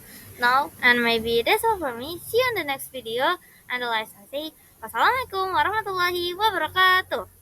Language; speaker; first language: English; non-native, learner; Indonesian